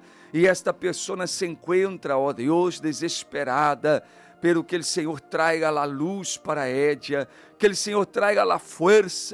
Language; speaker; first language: Spanish; non-native, fluent; Portuguese